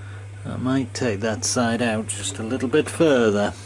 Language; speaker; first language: English; native; English